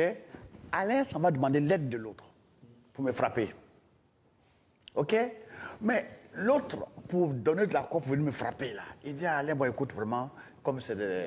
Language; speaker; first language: French; non-native, local second language; Dyula